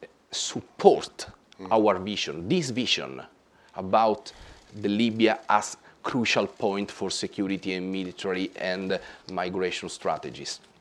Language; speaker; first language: English; non-native, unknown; Italian